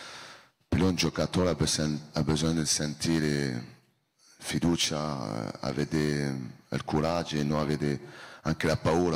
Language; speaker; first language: Italian; non-native, learner; French